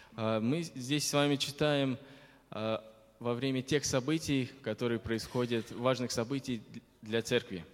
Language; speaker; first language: Russian; native; Russian